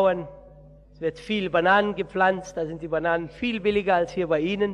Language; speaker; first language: German; early bilingual, heritage; Portuguese